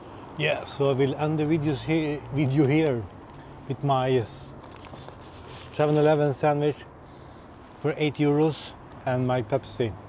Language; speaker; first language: English; non-native, fluent; Swedish